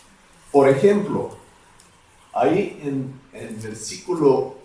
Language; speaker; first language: Spanish; non-native, fluent; Bulgarian